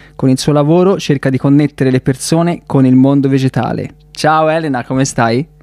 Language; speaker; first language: Italian; native; Italian